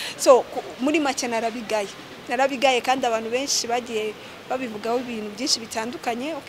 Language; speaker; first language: Kinyarwanda; early bilingual, heritage; Kinyarwanda